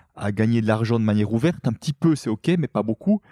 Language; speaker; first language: French; native; French